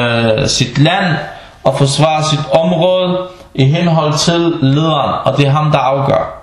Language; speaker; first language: Danish; early bilingual, other home language; Arabic